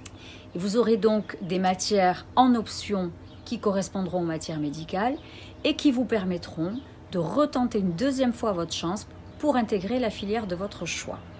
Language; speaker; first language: French; native; French